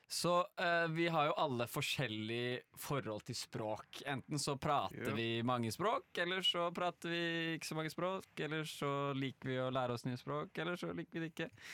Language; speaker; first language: Norwegian; native; Norwegian